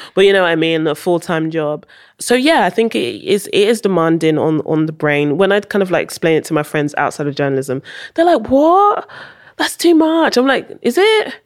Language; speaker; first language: English; early bilingual, heritage; English